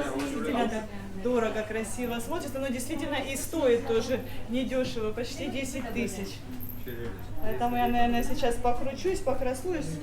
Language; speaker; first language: Russian; native; Russian